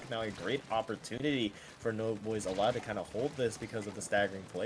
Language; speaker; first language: English; native; English